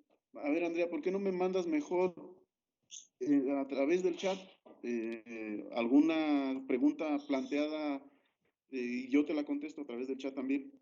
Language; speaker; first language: Spanish; native; Spanish